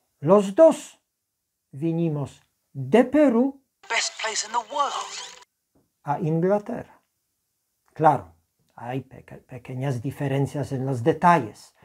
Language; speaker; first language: Spanish; non-native, fluent; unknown